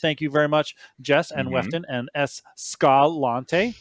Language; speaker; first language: English; native; English